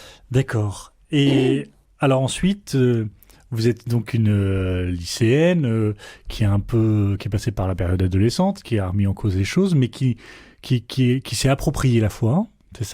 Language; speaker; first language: French; native; French